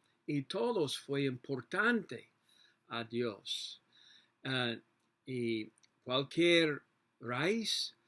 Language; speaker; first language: Spanish; non-native, learner; English